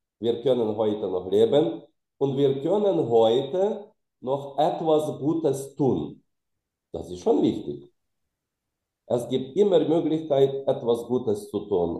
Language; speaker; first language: German; non-native, fluent; Ukrainian